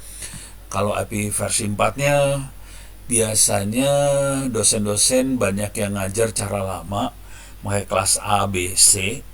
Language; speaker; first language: Indonesian; native; Indonesian